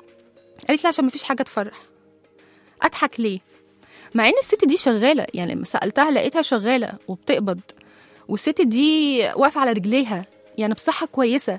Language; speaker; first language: Arabic; native; Arabic